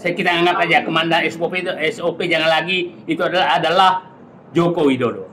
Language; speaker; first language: Indonesian; native; Indonesian